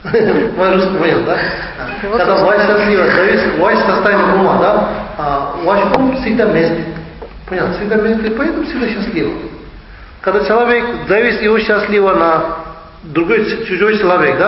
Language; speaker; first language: Russian; non-native, learner; Tibetan